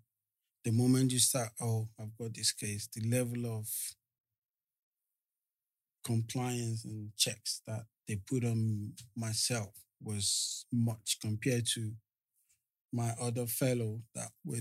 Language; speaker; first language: English; non-native, local second language; Yoruba